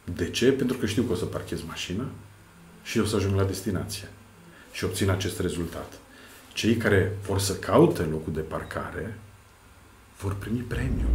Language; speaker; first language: Romanian; non-native, fluent; Serbian